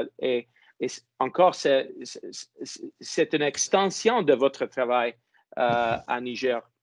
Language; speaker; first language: French; non-native, fluent; English